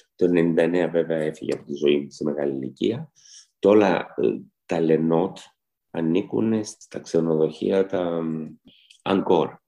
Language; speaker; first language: Greek; early bilingual, heritage; Greek